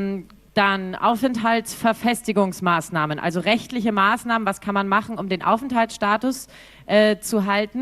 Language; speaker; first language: German; native; German